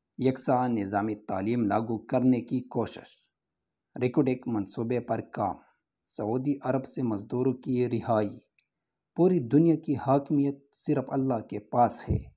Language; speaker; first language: Urdu; non-native, local second language; Pashto